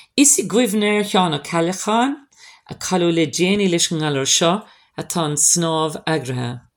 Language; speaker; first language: Irish; non-native, local second language; English